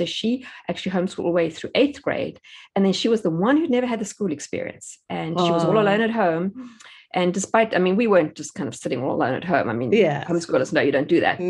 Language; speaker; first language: English; native; English